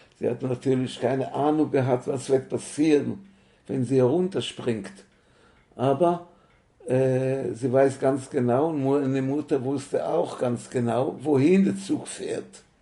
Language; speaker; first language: German; native; German